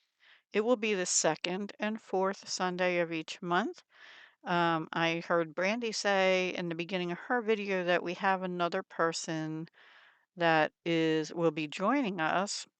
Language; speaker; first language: English; native; English